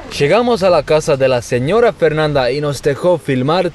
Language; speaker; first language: Spanish; non-native, fluent; Estonian